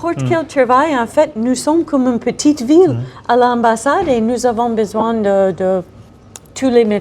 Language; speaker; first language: French; non-native, fluent; English